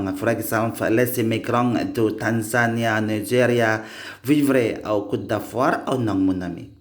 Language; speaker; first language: French; non-native, learner; Indonesian